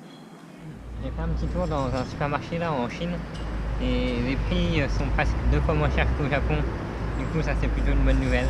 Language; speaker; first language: French; native; French